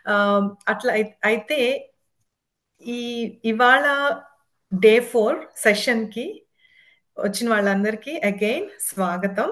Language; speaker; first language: Telugu; native; Telugu